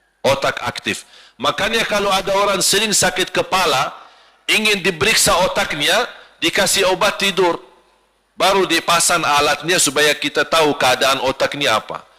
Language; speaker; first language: Malay; non-native, fluent; Arabic